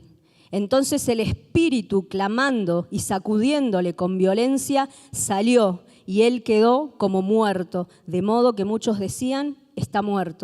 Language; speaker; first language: Spanish; native; Spanish